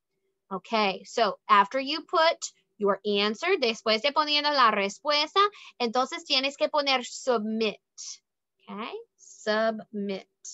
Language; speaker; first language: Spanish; non-native, learner; English